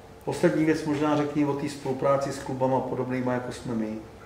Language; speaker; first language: Czech; native; Czech